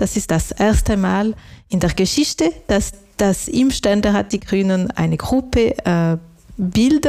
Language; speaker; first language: German; non-native, local second language; French